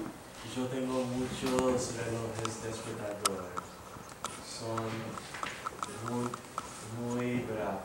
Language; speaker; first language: Spanish; non-native, learner; English